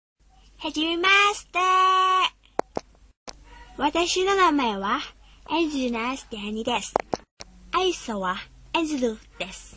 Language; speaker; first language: Japanese; non-native, learner; Indonesian